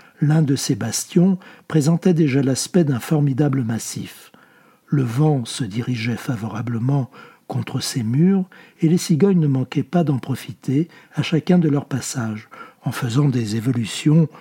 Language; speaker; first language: French; native; French